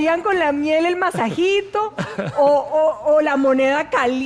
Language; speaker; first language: Spanish; native; Spanish